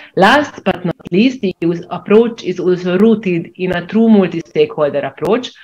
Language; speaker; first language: English; non-native, fluent; Ukrainian